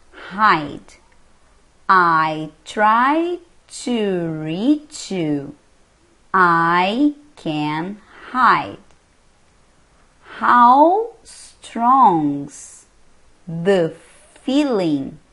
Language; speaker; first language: English; non-native, fluent; Portuguese